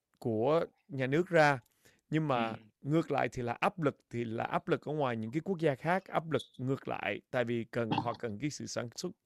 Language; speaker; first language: Vietnamese; early bilingual, heritage; Vietnamese